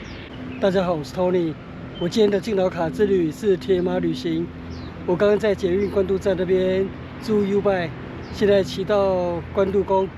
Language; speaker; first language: Chinese; native; Chinese